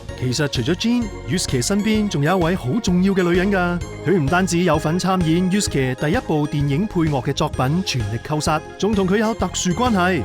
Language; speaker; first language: Cantonese; native; Cantonese